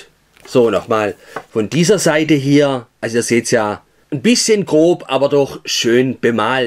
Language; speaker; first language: German; native; German